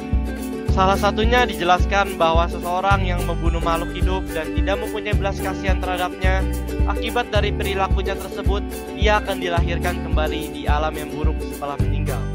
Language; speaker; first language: Indonesian; native; Indonesian